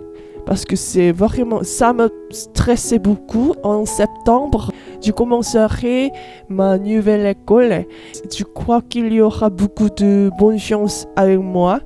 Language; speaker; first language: French; non-native, learner; Korean